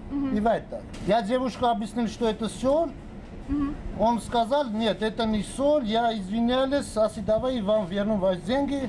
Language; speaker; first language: Russian; non-native, learner; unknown